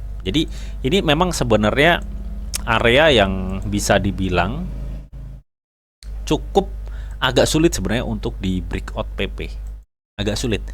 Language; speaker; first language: Indonesian; native; Indonesian